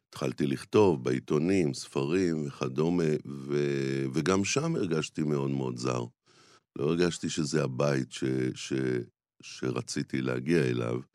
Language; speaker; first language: Hebrew; native; Hebrew